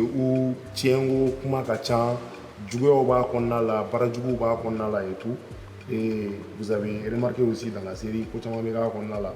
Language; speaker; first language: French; non-native, local second language; Bambara